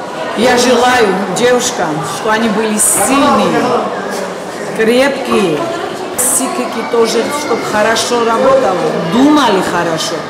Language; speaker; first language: Russian; non-native, learner; Georgian